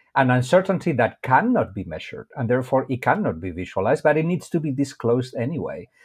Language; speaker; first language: English; non-native, fluent; Spanish